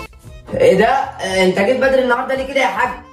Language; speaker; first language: Arabic; native; Arabic